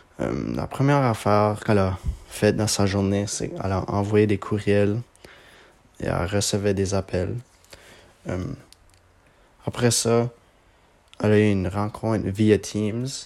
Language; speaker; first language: French; non-native, local second language; English